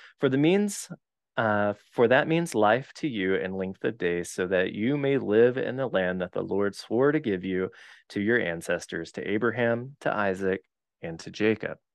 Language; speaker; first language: English; native; English